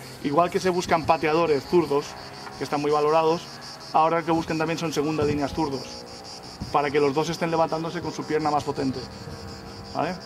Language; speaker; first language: Spanish; native; Spanish